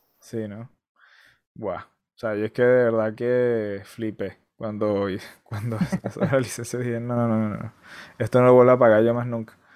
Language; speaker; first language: Spanish; native; Spanish